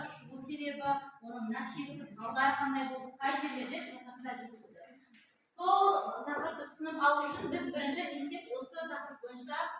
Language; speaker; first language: Kazakh; non-native, local second language; Uzbek